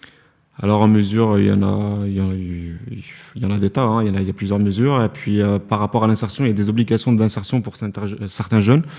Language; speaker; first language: French; native; French